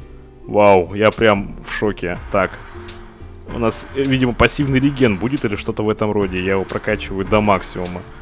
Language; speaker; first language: Russian; native; Russian